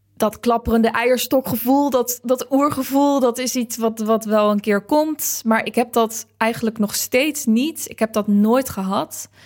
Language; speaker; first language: Dutch; native; Dutch